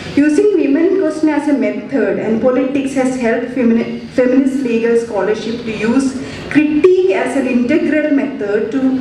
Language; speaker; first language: English; non-native, local second language; Malayalam